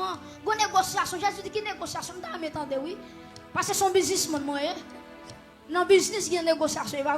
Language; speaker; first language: French; non-native, local second language; Haitian Creole